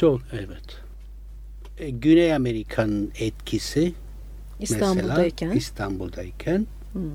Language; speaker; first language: Turkish; non-native, fluent; Italian